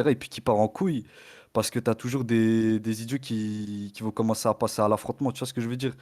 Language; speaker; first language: French; early bilingual, other home language; Arabic